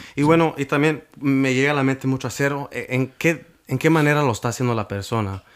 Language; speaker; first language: Spanish; early bilingual, heritage; Spanish